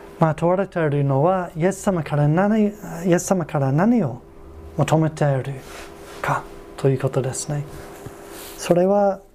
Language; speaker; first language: Japanese; non-native, fluent; English